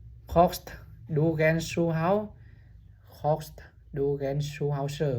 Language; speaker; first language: German; non-native, learner; Vietnamese